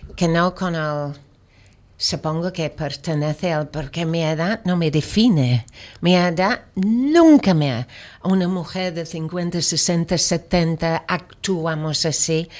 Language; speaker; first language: Spanish; non-native, fluent; English